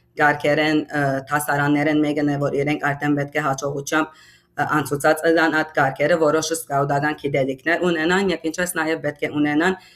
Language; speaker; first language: Armenian; early bilingual, heritage; Armenian